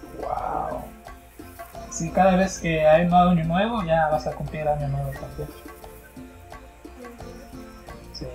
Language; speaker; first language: Spanish; non-native, fluent; Haitian Creole